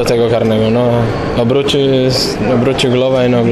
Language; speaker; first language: Polish; non-native, fluent; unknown